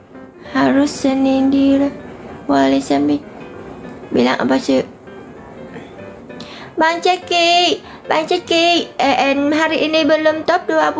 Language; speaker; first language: Indonesian; non-native, learner; Vietnamese